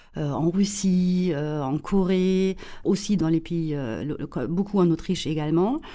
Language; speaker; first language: French; non-native, fluent; German